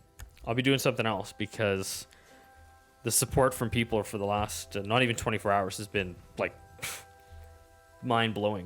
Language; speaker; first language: English; native; English